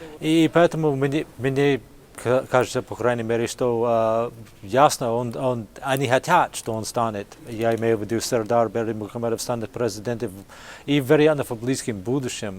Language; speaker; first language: Russian; non-native, fluent; English